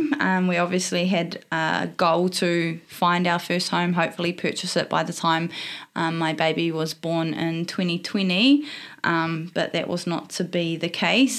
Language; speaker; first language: English; native; English